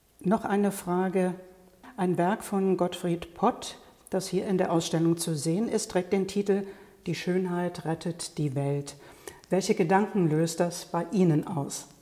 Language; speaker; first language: German; native; German